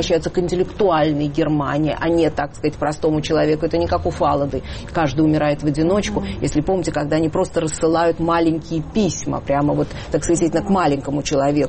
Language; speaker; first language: Russian; native; Russian